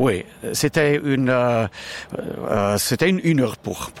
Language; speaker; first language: French; non-native, learner; Romansh